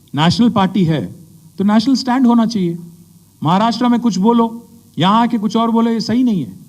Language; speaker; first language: Hindi; non-native, local second language; Telugu